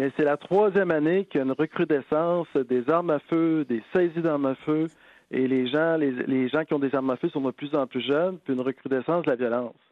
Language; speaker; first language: French; native; French